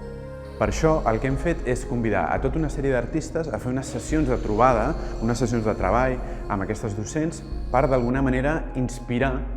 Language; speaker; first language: Catalan; native; Catalan